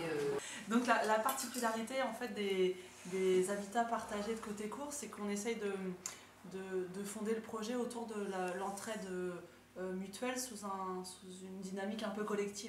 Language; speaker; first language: French; native; French